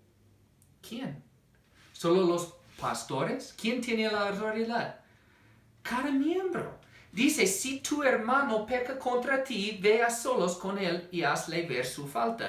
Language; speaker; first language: Spanish; non-native, fluent; English